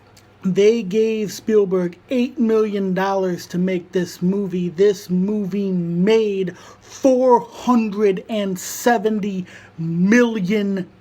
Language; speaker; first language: English; native; English